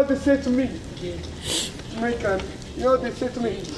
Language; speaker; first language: English; non-native, learner; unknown